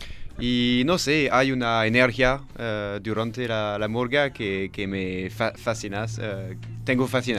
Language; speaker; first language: Spanish; non-native, learner; French